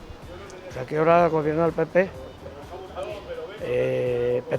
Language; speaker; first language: Spanish; native; Spanish